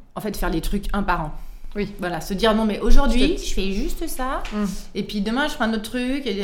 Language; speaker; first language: French; native; French